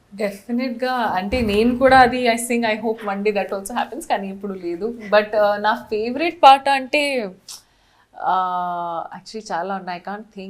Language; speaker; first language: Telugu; non-native, fluent; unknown